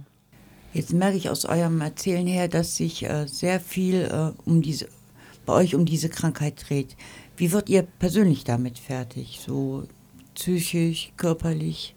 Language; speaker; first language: German; native; German